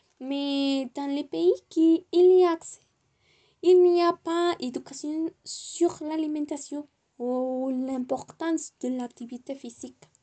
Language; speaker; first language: French; non-native, learner; Spanish